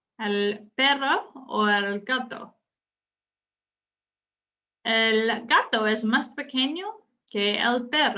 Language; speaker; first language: Spanish; non-native, fluent; English